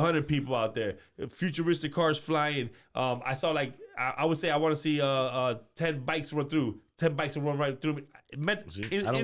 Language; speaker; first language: English; native; English